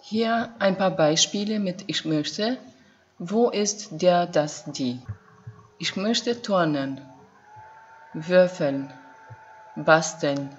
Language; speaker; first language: German; non-native, fluent; Albanian